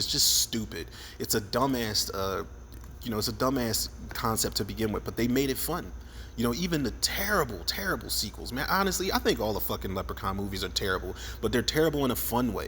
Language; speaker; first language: English; native; English